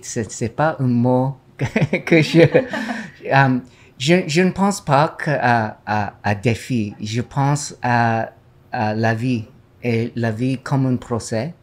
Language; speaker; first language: French; non-native, learner; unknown